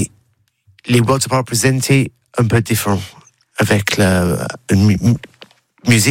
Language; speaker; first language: French; non-native, learner; English